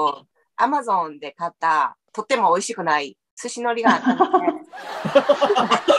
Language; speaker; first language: Japanese; native; Japanese